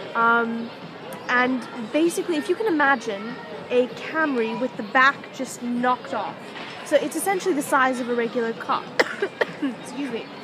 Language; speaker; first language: English; native; English